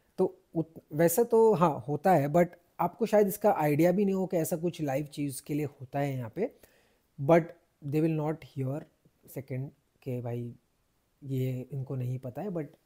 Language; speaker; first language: Hindi; native; Hindi